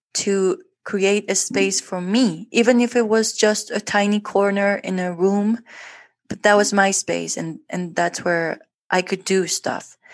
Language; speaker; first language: English; non-native, fluent; Spanish